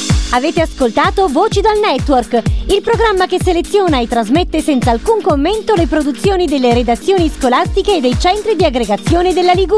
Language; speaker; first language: Italian; native; Italian